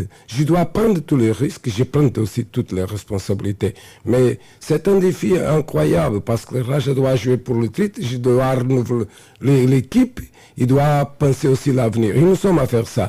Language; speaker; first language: French; non-native, fluent; Portuguese